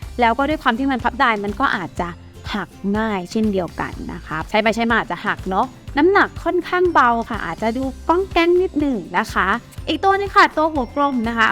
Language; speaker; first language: Thai; native; Thai